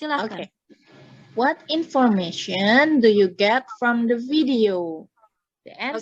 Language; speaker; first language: English; non-native, learner; Indonesian